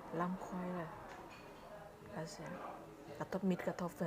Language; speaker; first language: German; non-native, learner; Thai